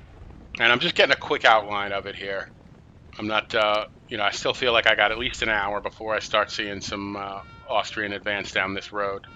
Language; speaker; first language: English; native; English